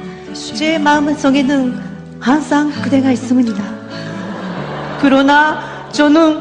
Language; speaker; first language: Korean; non-native, learner; Japanese